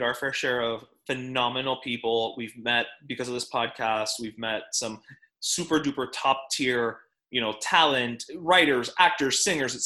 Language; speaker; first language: English; native; English